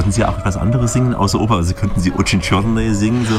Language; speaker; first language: German; native; German